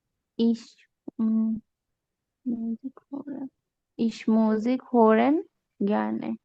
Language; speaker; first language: German; non-native, learner; Bangla